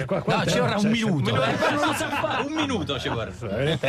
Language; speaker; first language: Italian; native; Italian